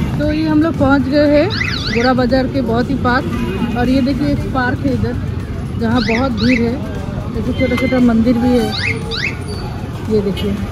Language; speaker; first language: Hindi; non-native, local second language; Bangla